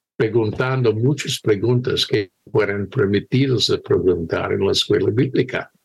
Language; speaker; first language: Spanish; non-native, fluent; English